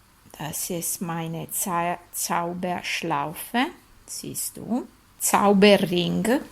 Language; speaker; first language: German; non-native, learner; Italian